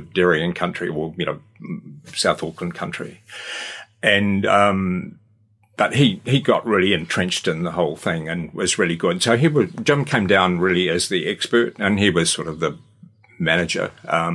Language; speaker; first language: English; native; English